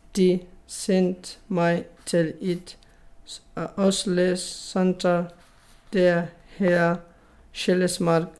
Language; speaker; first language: Danish; non-native, learner; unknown